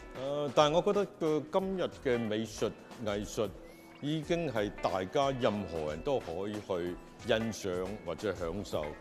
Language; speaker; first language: Chinese; native; Chinese